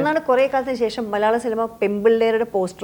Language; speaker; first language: Malayalam; native; Malayalam